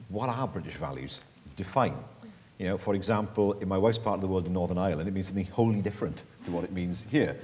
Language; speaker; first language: English; native; English